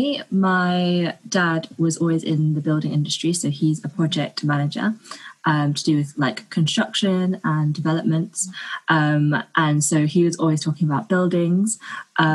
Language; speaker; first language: English; native; English